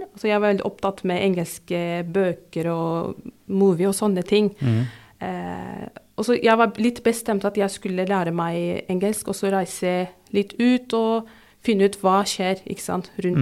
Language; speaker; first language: Norwegian; non-native, fluent; Turkish